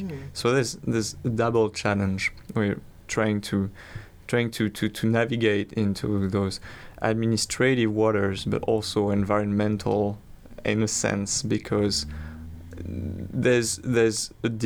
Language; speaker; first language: English; non-native, fluent; French